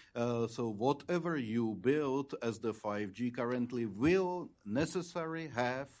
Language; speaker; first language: English; non-native, fluent; Czech